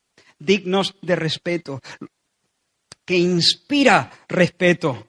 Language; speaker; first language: Spanish; native; Spanish